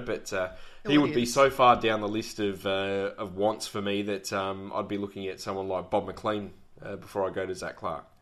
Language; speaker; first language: English; native; English